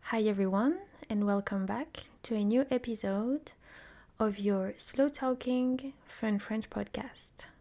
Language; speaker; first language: English; non-native, fluent; French